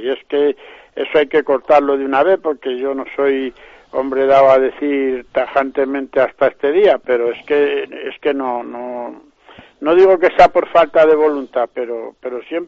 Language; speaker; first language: Spanish; native; Spanish